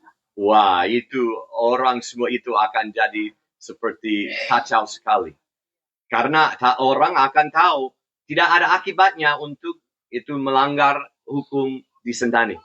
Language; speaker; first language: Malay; non-native, fluent; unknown